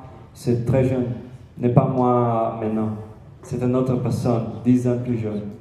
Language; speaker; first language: French; non-native, learner; Portuguese